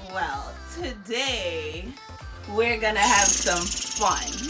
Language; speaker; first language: English; native; English